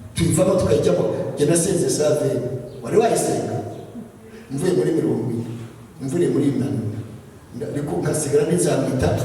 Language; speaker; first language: Kinyarwanda; early bilingual, heritage; Kinyarwanda